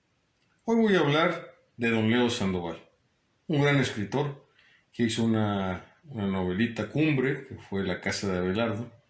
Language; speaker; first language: Spanish; native; Spanish